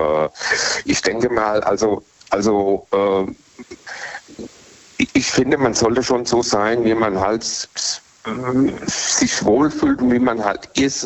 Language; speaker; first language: German; native; German